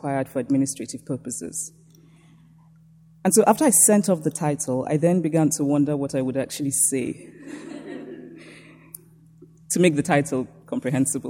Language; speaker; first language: English; native; English